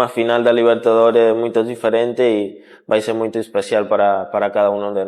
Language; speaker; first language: Portuguese; non-native, fluent; Spanish